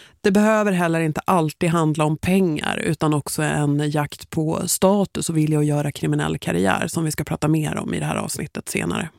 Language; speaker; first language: Swedish; native; Swedish